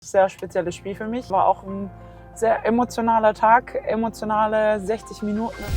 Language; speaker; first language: German; early bilingual, heritage; German